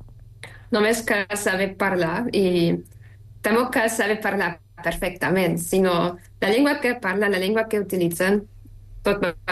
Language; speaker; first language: Catalan; non-native, fluent; German